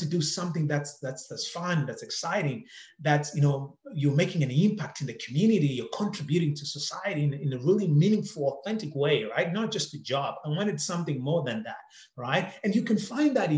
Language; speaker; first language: English; non-native, local second language; Shona